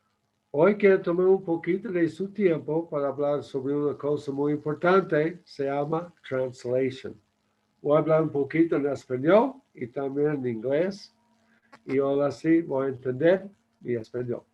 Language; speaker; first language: Spanish; non-native, learner; English